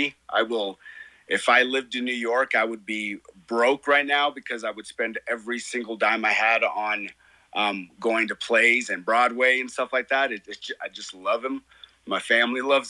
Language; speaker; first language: English; native; English